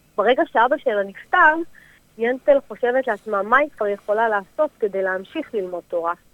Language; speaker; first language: Hebrew; native; Hebrew